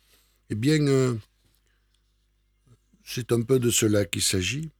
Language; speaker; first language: French; native; French